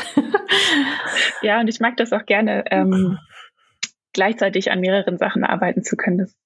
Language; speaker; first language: German; native; German